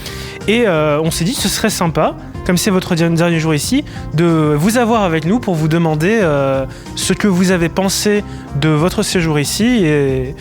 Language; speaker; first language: French; native; French